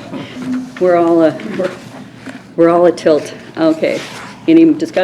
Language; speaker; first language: English; native; English